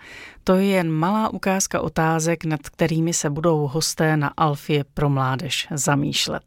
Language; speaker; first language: Czech; native; Czech